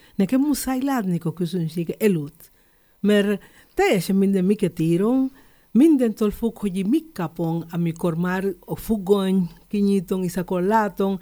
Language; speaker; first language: Hungarian; non-native, learner; Spanish